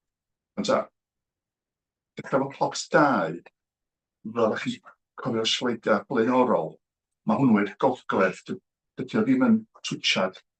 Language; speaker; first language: Welsh; native; Welsh